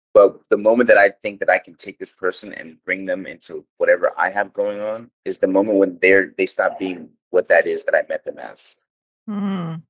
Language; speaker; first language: English; native; English